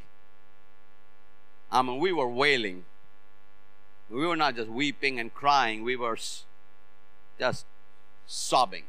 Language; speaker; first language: English; non-native, local second language; Hindi